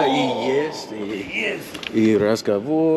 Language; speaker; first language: Russian; non-native, learner; English